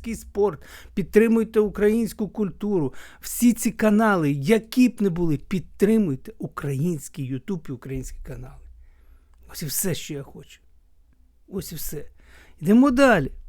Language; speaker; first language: Ukrainian; native; Ukrainian